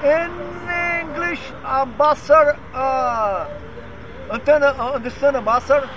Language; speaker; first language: English; non-native, learner; Portuguese